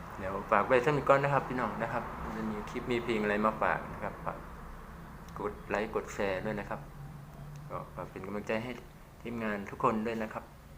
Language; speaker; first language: Thai; native; Thai